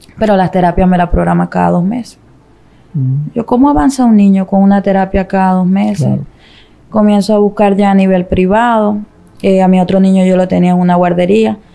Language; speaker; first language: Spanish; native; Spanish